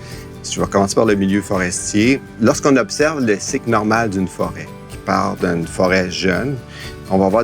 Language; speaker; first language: French; native; French